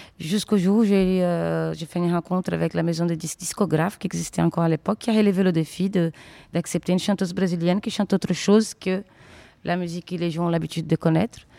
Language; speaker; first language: French; non-native, fluent; Portuguese